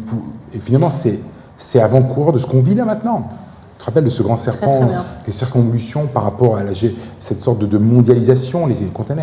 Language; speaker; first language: French; native; French